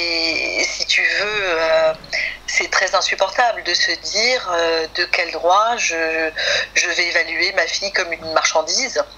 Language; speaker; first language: French; native; French